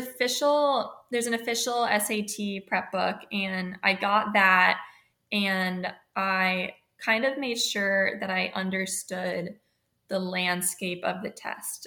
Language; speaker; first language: English; native; English